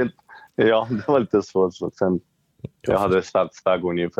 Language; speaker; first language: Swedish; non-native, fluent; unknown